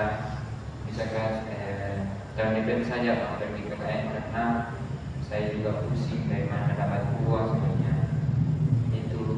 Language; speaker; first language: Indonesian; non-native, local second language; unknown